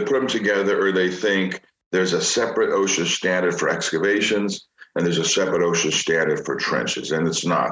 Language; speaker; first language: English; native; English